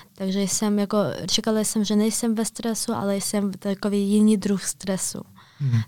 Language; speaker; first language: Czech; non-native, fluent; Ukrainian